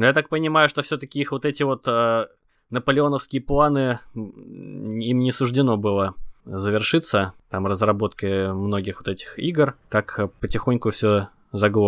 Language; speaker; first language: Russian; native; Russian